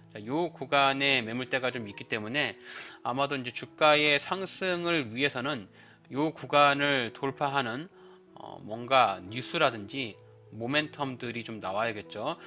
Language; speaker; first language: Korean; native; Korean